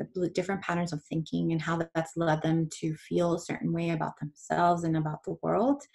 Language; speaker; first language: English; early bilingual, other home language; Spanish